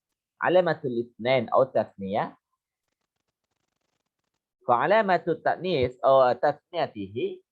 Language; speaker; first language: Arabic; non-native, fluent; Indonesian